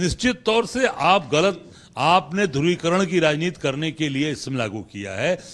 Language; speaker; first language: Hindi; native; Hindi